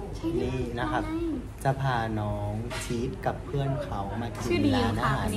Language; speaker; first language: Thai; non-native, fluent; Vietnamese